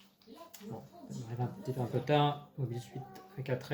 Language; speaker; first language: French; native; French